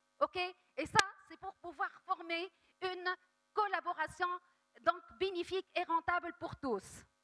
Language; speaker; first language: French; non-native, local second language; Arabic